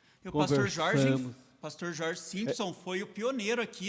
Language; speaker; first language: Portuguese; native; Portuguese